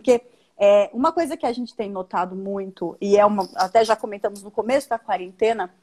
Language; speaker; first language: Portuguese; native; Portuguese